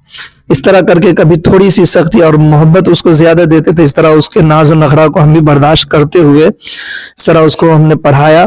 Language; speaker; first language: Urdu; native; Urdu